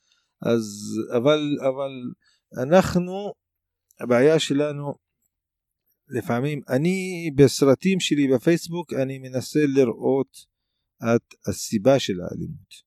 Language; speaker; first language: Hebrew; non-native, local second language; Arabic